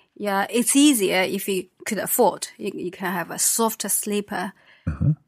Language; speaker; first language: English; non-native, fluent; Chinese